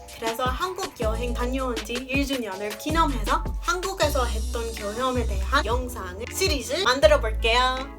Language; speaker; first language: Korean; non-native, fluent; English